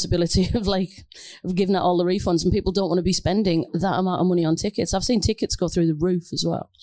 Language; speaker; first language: English; native; English